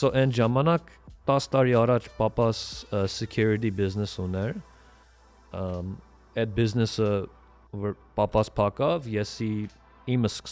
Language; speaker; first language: Armenian; early bilingual, heritage; Armenian